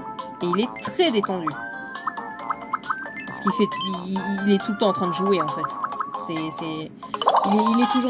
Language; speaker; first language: French; native; French